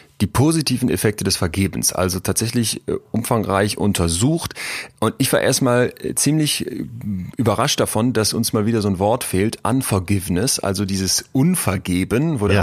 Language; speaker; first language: German; native; German